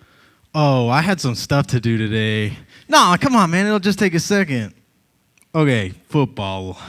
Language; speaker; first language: English; native; English